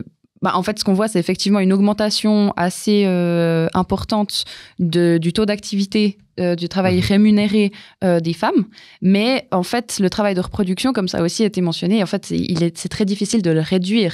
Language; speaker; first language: French; native; French